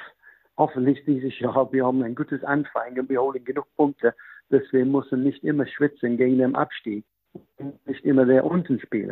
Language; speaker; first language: German; non-native, fluent; English